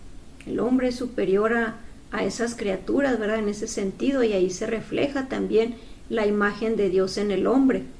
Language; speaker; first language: Spanish; native; Spanish